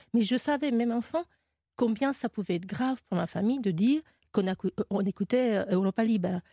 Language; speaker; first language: French; non-native, fluent; Romanian